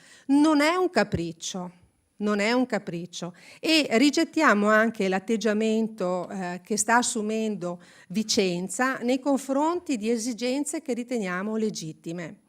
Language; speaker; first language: Italian; native; Italian